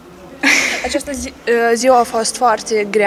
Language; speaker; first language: Romanian; non-native, local second language; Russian